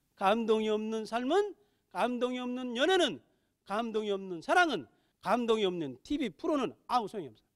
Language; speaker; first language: Korean; native; Korean